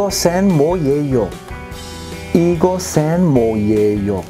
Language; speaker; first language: Korean; non-native, learner; English